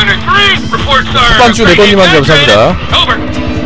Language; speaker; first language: Korean; native; Korean